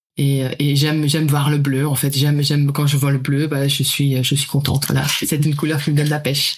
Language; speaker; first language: French; non-native, fluent; Dutch